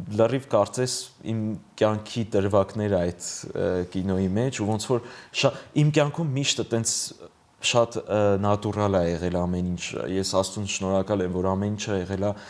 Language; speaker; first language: Armenian; early bilingual, heritage; Armenian